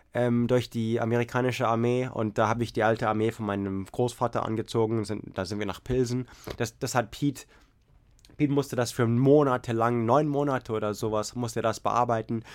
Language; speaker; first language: German; non-native, fluent; English